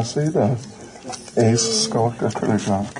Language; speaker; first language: Russian; non-native, learner; English